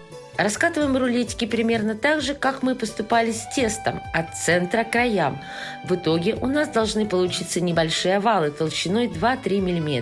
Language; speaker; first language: Russian; native; Russian